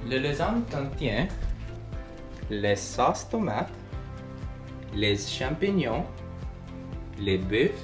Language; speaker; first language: French; non-native, learner; English